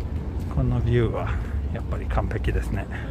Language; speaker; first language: Japanese; non-native, fluent; Swedish